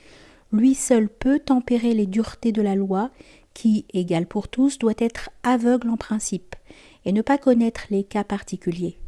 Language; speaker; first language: French; native; French